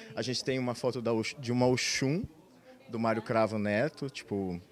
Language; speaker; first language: Portuguese; native; Portuguese